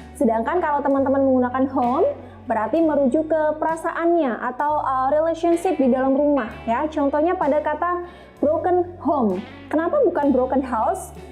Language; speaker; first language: Indonesian; native; Indonesian